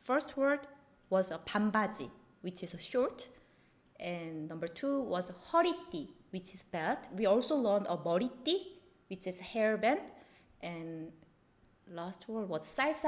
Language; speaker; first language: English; non-native, fluent; Korean